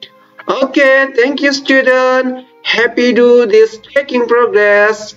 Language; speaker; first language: English; non-native, learner; Indonesian